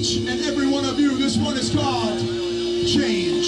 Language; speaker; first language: English; native; English